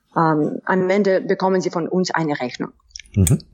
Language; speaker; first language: German; non-native, fluent; Russian